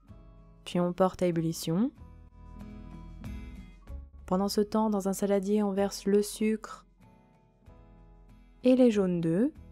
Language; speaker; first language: French; native; French